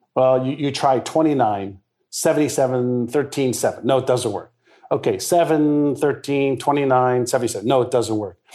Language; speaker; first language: English; non-native, fluent; Hebrew